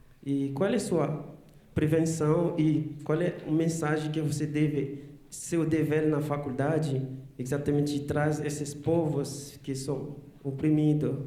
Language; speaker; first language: Portuguese; non-native, learner; Haitian Creole